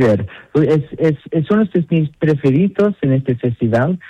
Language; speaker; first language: Spanish; non-native, learner; English